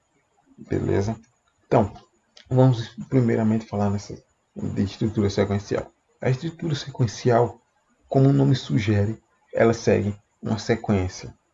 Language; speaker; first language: Portuguese; native; Portuguese